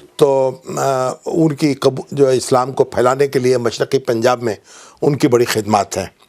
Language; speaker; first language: Urdu; non-native, local second language; Punjabi